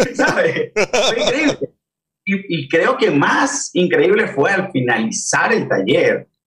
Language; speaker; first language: Spanish; native; Spanish